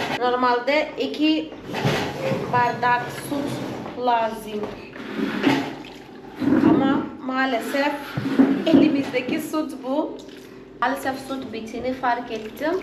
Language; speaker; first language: Turkish; non-native, fluent; Portuguese